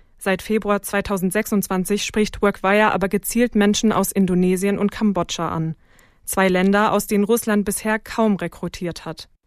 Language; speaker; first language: German; native; German